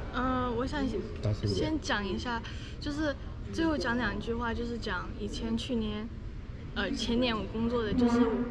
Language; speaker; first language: Chinese; early bilingual, other home language; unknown